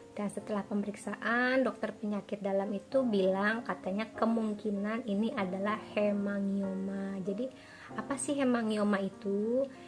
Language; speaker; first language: Indonesian; native; Indonesian